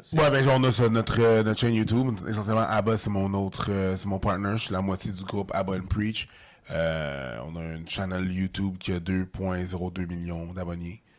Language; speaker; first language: French; native; French